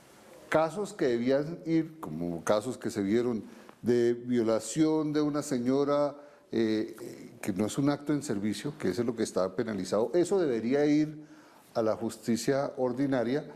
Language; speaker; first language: Spanish; native; Spanish